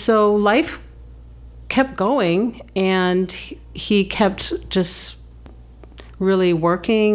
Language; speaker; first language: English; native; English